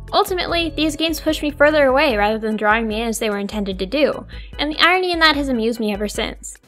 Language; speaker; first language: English; native; English